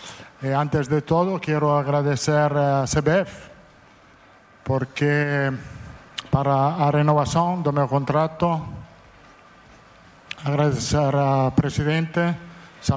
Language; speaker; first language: Portuguese; non-native, fluent; Italian